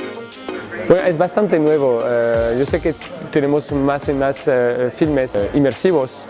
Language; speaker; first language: Spanish; non-native, fluent; French